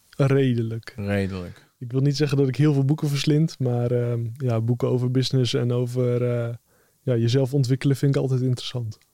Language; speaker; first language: Dutch; native; Dutch